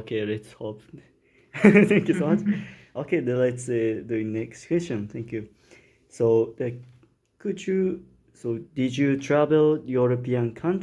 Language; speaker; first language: English; non-native, learner; Japanese